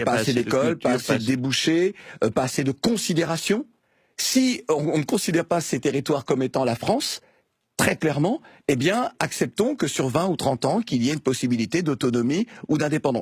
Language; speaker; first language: French; native; French